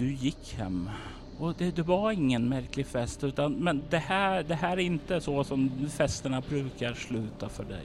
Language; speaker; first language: Swedish; native; Swedish